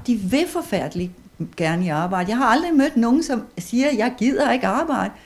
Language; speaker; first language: Danish; native; Danish